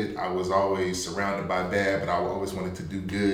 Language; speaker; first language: English; native; English